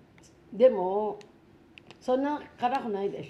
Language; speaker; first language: Japanese; non-native, fluent; Filipino